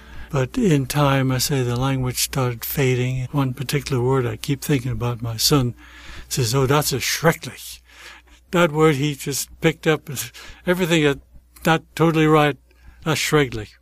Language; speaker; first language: English; early bilingual, other home language; German